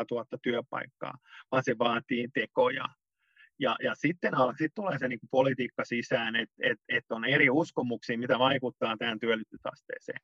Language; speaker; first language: Finnish; non-native, local second language; Swedish